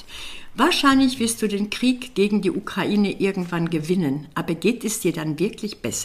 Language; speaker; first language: German; native; German